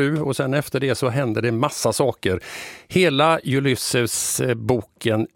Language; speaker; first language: Swedish; native; Swedish